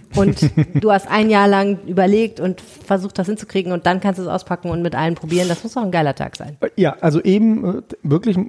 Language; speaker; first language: German; early bilingual, other home language; Russian